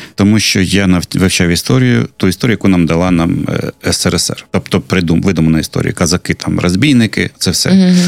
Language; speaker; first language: Ukrainian; non-native, local second language; Russian